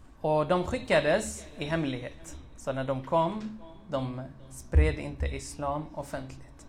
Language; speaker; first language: Swedish; early bilingual, other home language; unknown